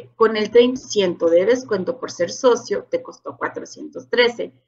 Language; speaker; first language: Spanish; native; Spanish